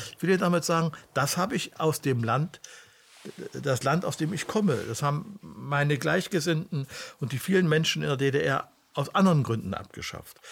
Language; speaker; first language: German; native; German